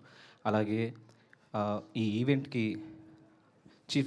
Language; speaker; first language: Telugu; native; Telugu